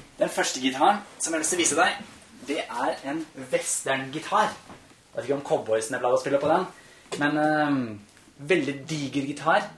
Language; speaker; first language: Norwegian; non-native, fluent; German